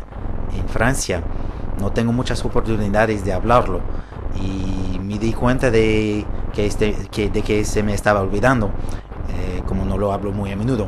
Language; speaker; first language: Spanish; non-native, fluent; English